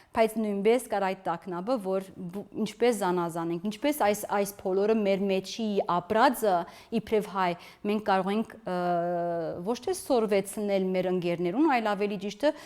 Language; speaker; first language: Armenian; early bilingual, heritage; Armenian